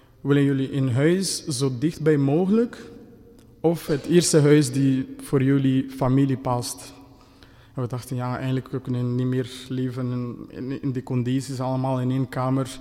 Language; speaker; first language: Dutch; non-native, fluent; Kinyarwanda